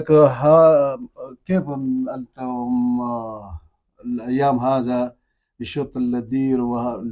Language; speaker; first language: Arabic; non-native, learner; Urdu